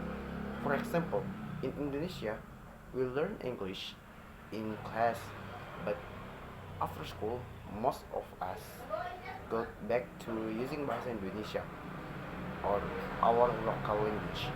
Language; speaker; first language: English; non-native, learner; Indonesian